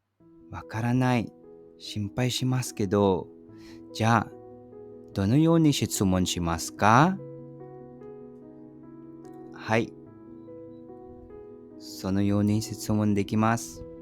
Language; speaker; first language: Japanese; non-native, fluent; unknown